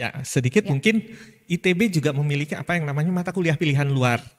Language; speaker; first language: Indonesian; native; Indonesian